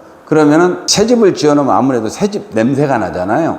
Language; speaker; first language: Korean; native; Korean